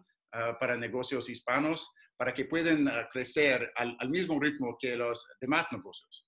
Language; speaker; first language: Spanish; non-native, fluent; English